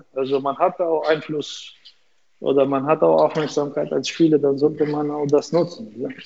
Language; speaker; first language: German; non-native, fluent; Albanian